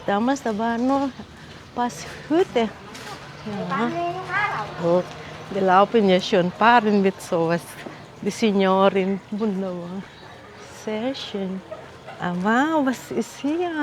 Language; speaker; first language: German; non-native, fluent; Filipino